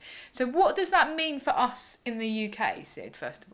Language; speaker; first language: English; native; English